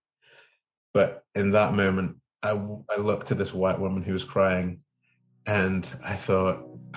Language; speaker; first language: English; native; English